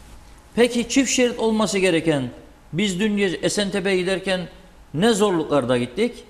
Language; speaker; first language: Turkish; native; Turkish